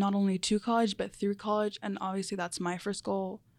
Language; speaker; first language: English; early bilingual, other home language; Spanish